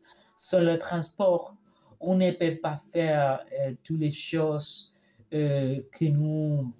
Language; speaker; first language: French; non-native, learner; Spanish